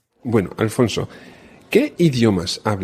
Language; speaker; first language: Spanish; non-native, fluent; English